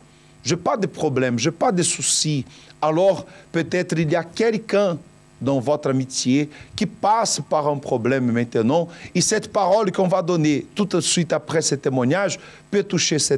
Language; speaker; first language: French; non-native, fluent; Portuguese